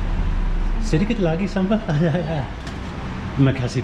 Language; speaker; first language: Indonesian; non-native, learner; English